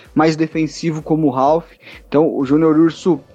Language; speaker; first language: Portuguese; native; Portuguese